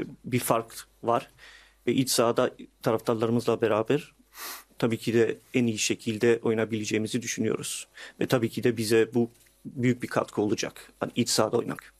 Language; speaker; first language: Turkish; early bilingual, heritage; Turkish